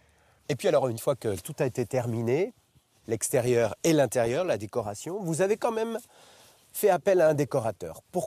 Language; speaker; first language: French; native; French